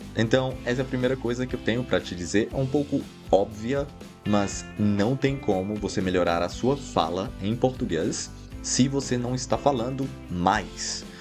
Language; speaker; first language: Portuguese; native; Portuguese